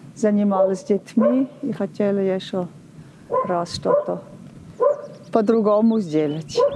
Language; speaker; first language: Russian; non-native, learner; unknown